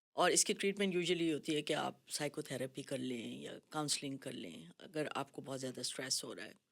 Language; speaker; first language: Urdu; native; Urdu